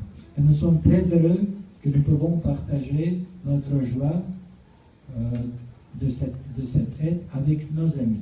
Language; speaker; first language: French; non-native, fluent; Russian